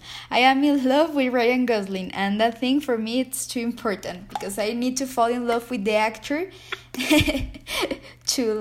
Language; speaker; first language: English; non-native, learner; Spanish